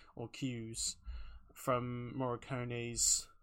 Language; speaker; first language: English; native; English